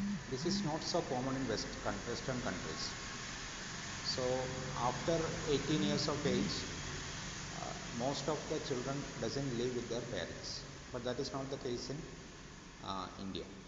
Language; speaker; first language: English; non-native, local second language; Malayalam